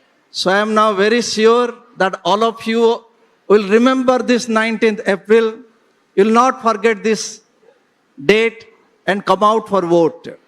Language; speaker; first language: English; non-native, local second language; Odia